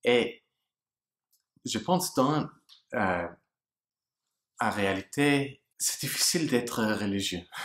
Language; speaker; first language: French; non-native, learner; English